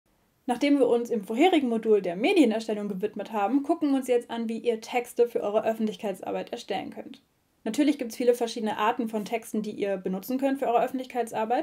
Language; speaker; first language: German; native; German